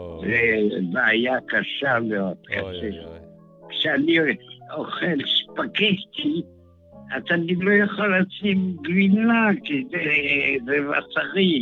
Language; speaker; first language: Hebrew; non-native, fluent; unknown